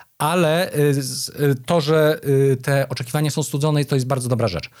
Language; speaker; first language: Polish; native; Polish